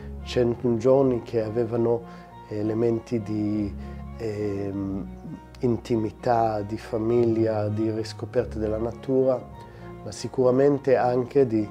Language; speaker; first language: Italian; non-native, fluent; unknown